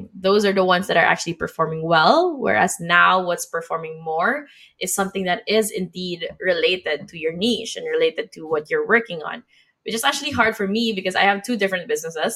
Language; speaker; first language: English; non-native, local second language; Filipino